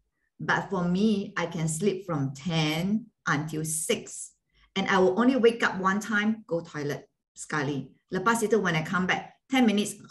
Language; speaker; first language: English; non-native, fluent; Malay